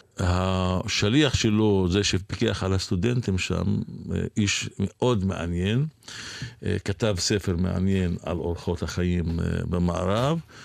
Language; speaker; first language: Hebrew; non-native, local second language; Arabic